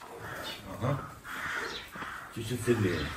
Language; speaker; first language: Russian; non-native, learner; Uzbek